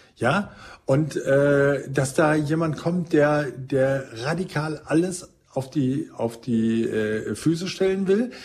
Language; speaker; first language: German; native; German